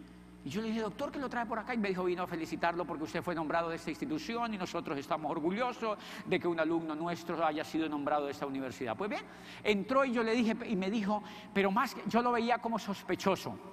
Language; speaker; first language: Spanish; native; Spanish